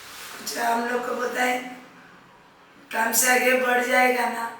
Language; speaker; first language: Hindi; non-native, local second language; Marathi